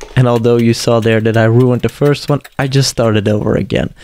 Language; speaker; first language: English; non-native, fluent; Dutch